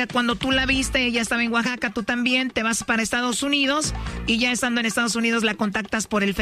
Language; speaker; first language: Spanish; native; Spanish